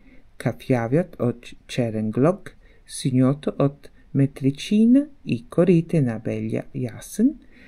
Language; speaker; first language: Bulgarian; non-native, learner; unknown